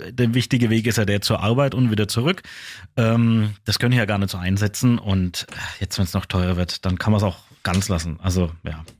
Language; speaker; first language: German; native; German